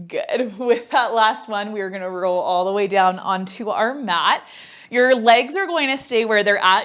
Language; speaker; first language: English; native; English